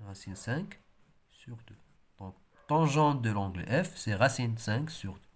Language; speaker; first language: French; non-native, local second language; Arabic